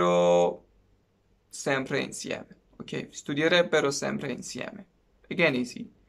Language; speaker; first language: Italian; non-native, fluent; Persian